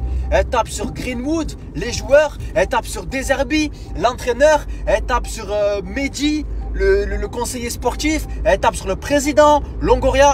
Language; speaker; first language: French; native; French